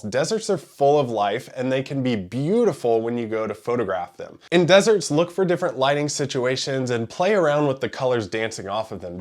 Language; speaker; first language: English; native; English